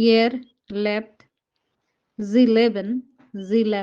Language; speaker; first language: German; non-native, learner; Hindi